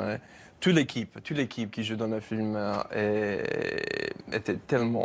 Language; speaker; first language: French; non-native, fluent; English